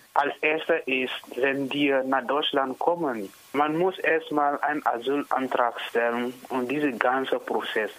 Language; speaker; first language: German; non-native, fluent; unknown